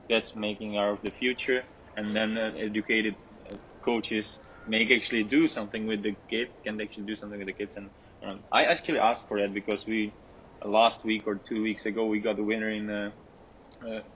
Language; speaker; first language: English; non-native, learner; Czech